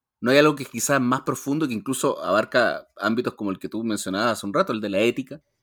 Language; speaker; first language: Spanish; native; Spanish